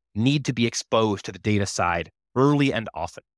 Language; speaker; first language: English; native; English